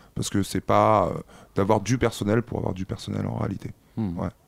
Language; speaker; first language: French; native; French